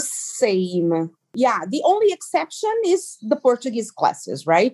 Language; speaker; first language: English; non-native, fluent; Portuguese